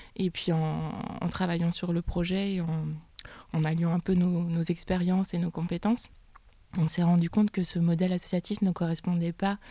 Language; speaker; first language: French; native; French